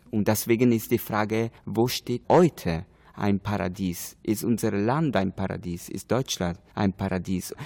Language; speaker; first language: German; non-native, learner; Italian